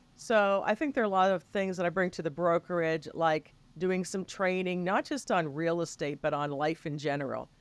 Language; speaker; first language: English; native; English